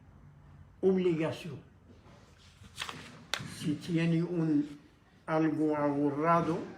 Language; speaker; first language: Spanish; non-native, fluent; Arabic